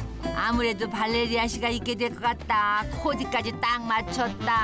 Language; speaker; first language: Korean; native; Korean